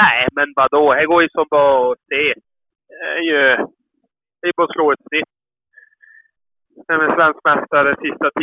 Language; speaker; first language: Swedish; native; Swedish